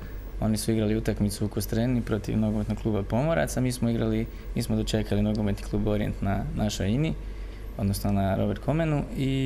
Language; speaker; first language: Croatian; native; Croatian